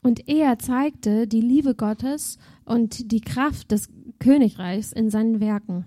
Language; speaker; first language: German; native; German